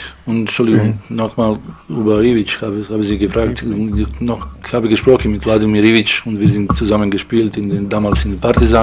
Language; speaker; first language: German; non-native, fluent; Serbian